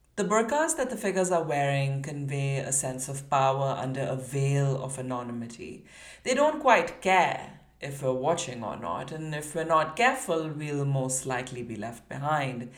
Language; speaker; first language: English; non-native, local second language; Urdu